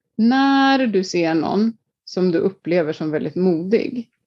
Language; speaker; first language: Swedish; non-native, fluent; Icelandic